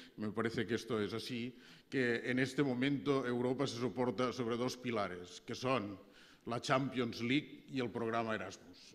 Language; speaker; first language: Spanish; native; Spanish